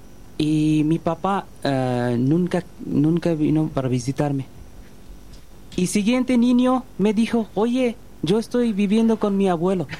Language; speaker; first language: Spanish; non-native, learner; Bangla